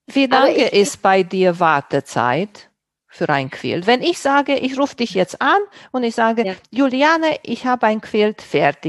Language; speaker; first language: German; non-native, fluent; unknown